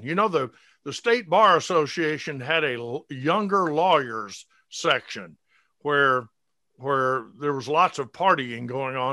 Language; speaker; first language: English; native; English